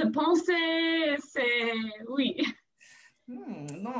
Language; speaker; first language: French; non-native, learner; English